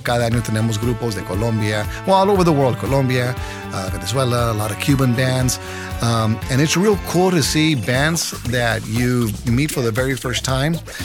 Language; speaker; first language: English; early bilingual, other home language; Spanish